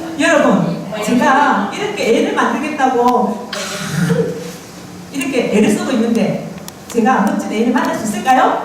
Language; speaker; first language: Korean; native; Korean